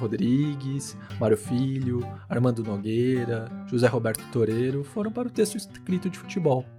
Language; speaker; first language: Portuguese; native; Portuguese